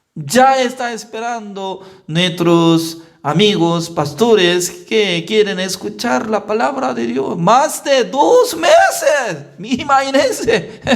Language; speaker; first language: Spanish; non-native, learner; Korean